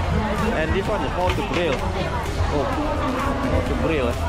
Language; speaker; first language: English; non-native, local second language; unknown